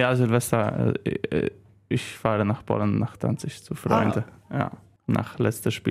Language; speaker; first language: German; non-native, learner; Polish